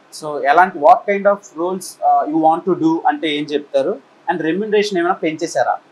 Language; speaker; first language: Telugu; native; Telugu